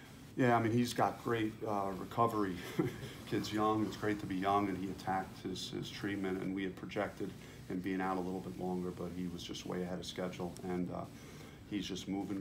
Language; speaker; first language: English; native; English